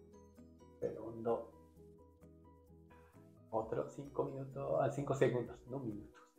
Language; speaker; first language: Spanish; non-native, learner; Japanese